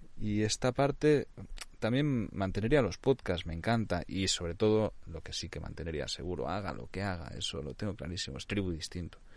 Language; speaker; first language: Spanish; non-native, local second language; Catalan